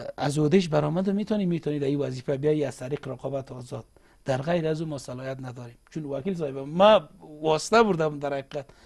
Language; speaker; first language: Persian; non-native, local second language; Uzbek